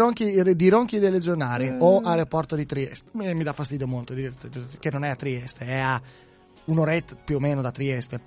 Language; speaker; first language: Italian; native; Italian